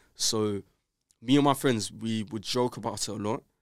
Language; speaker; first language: English; native; English